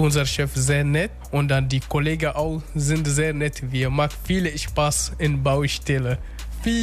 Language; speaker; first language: German; non-native, learner; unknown